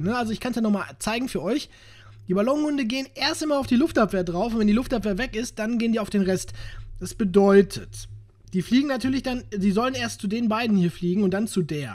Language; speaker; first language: German; native; German